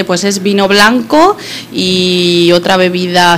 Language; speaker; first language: Spanish; native; Spanish